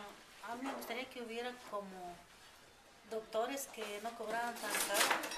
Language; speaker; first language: Spanish; native; Spanish